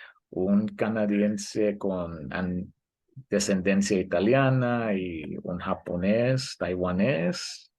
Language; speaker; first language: Spanish; early bilingual, heritage; Spanish